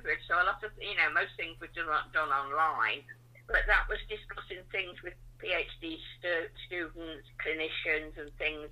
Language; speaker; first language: English; native; English